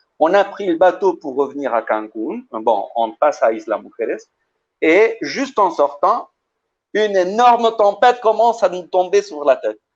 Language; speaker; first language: French; early bilingual, heritage; Spanish